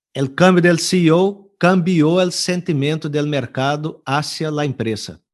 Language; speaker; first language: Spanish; non-native, fluent; Portuguese